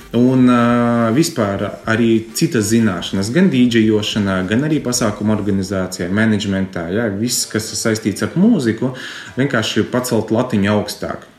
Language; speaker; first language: Latvian; non-native, local second language; Russian